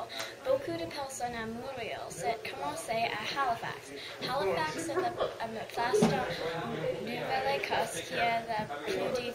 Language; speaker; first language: French; non-native, learner; English